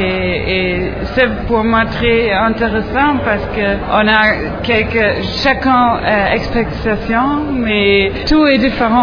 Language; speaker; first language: French; non-native, learner; German